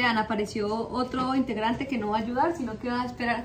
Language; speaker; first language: Spanish; native; Spanish